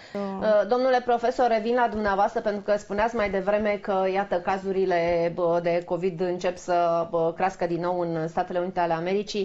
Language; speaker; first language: Romanian; native; Romanian